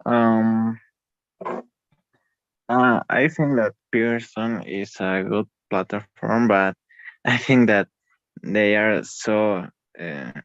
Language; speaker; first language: English; non-native, learner; Spanish